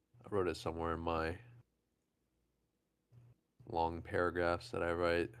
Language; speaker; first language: English; native; English